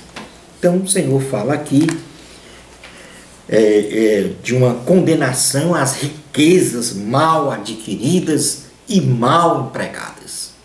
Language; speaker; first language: Portuguese; native; Portuguese